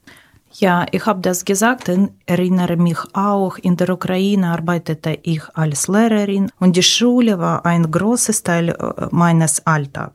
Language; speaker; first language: German; non-native, learner; Ukrainian